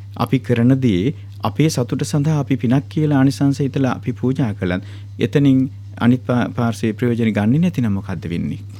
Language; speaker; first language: Sinhala; native; Sinhala